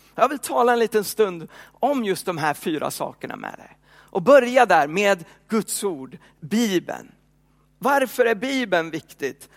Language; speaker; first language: Swedish; native; Swedish